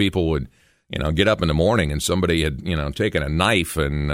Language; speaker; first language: English; native; English